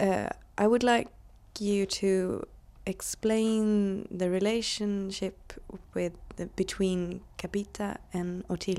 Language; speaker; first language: English; non-native, fluent; Swedish